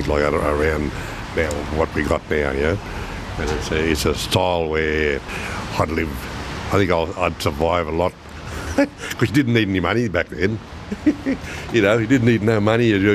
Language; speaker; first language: English; native; English